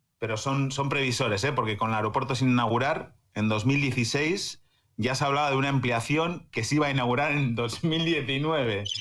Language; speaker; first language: Spanish; native; Spanish